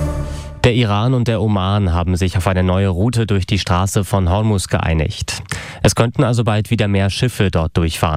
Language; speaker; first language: German; native; German